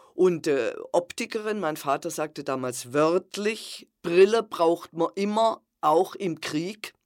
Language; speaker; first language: German; native; German